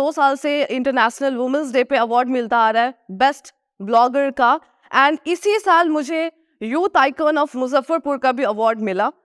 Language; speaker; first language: Hindi; non-native, local second language; Nepali